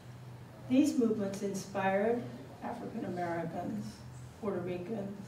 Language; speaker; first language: English; native; English